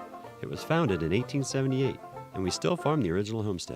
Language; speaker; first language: English; native; English